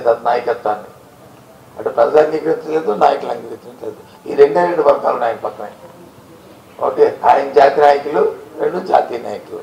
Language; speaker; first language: Telugu; native; Telugu